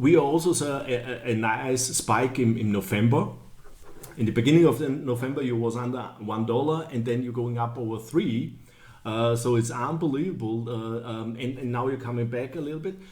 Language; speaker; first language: English; non-native, learner; German